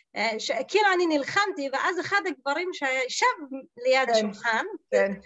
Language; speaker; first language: Hebrew; non-native, local second language; Arabic